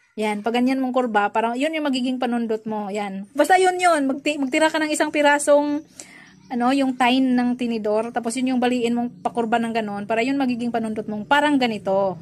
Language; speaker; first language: Filipino; native; Filipino